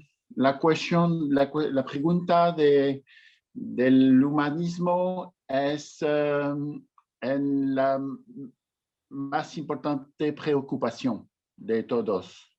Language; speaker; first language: Spanish; non-native, learner; French